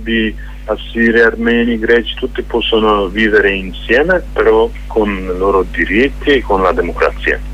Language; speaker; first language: Italian; non-native, fluent; Kurdish